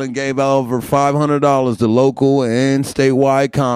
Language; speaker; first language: English; native; English